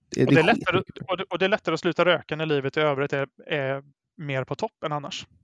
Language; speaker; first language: Swedish; native; Swedish